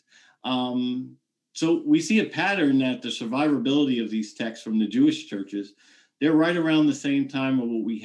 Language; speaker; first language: English; native; English